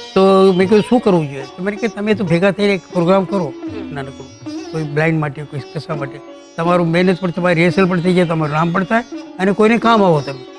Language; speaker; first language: Gujarati; non-native, local second language; Kachhi